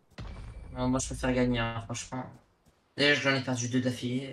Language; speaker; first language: French; native; French